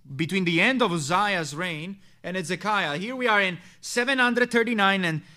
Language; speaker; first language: English; non-native, fluent; Italian